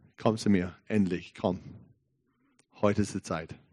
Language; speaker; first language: German; non-native, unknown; English